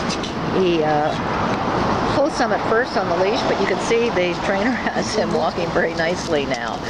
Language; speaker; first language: English; native; English